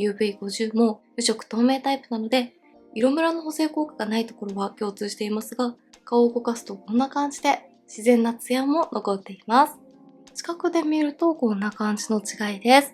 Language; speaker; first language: Japanese; native; Japanese